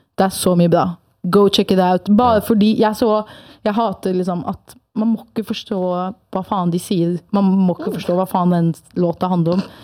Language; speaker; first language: Norwegian; early bilingual, other home language; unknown